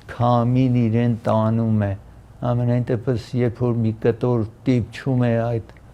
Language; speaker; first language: Armenian; early bilingual, heritage; Armenian